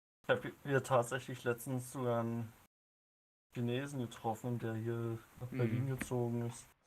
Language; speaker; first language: German; native; German